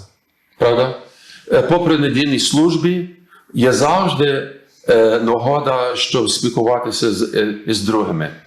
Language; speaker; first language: Ukrainian; early bilingual, heritage; English